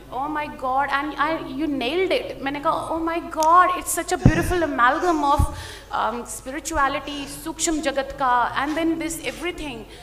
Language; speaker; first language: Hindi; native; Hindi